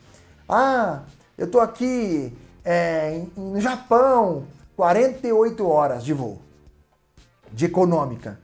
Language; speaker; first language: Portuguese; native; Portuguese